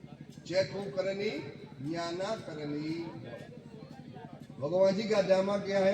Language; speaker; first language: Hindi; non-native, fluent; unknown